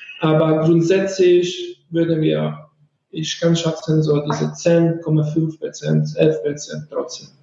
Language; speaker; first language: German; non-native, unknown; Italian